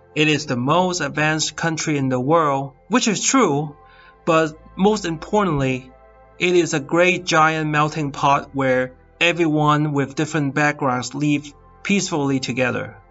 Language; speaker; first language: English; non-native, fluent; Cantonese